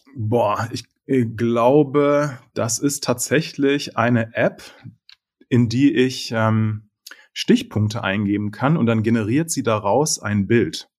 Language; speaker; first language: German; native; German